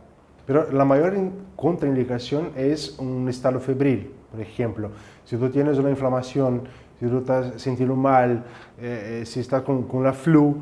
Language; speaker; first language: Spanish; non-native, fluent; Portuguese